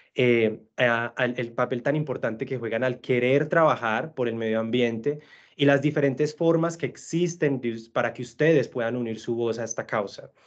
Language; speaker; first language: Spanish; native; Spanish